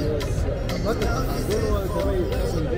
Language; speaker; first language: English; non-native, learner; Kinyarwanda